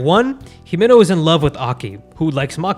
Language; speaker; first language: English; native; English